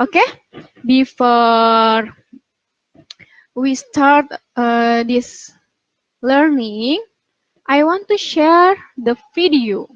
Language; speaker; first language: English; non-native, fluent; Indonesian